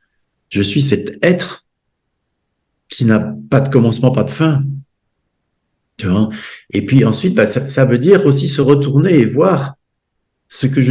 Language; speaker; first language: French; native; French